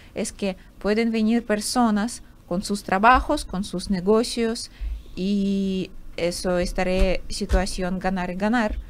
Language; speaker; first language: Spanish; non-native, fluent; Ukrainian